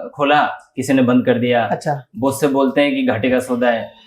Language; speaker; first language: Hindi; native; Hindi